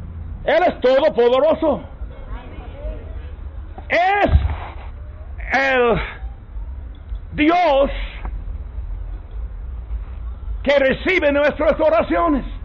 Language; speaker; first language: Spanish; non-native, fluent; English